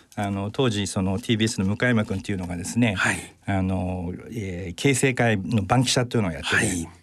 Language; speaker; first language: Japanese; native; Japanese